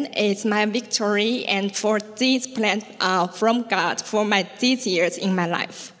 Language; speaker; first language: English; non-native, learner; Chinese